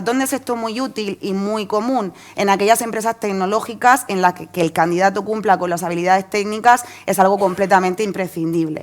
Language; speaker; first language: Spanish; native; Spanish